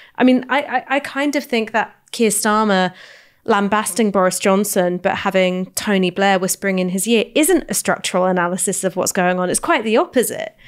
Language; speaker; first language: English; native; English